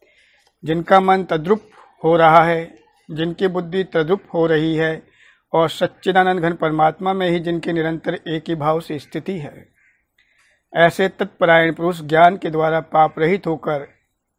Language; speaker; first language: Hindi; native; Hindi